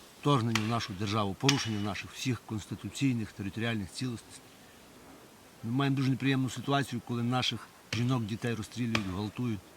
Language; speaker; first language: Ukrainian; native; Ukrainian